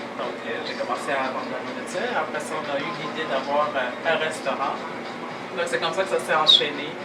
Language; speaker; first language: French; native; French